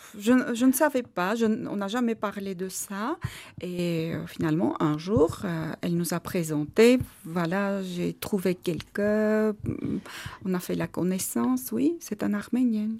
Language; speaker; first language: French; non-native, fluent; Armenian